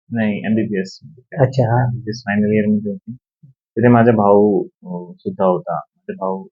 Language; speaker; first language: Marathi; non-native, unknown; Urdu